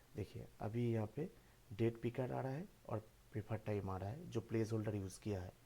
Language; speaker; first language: Hindi; non-native, local second language; Bangla